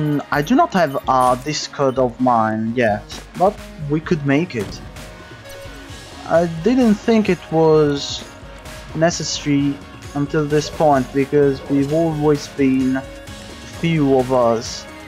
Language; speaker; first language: English; non-native, fluent; Italian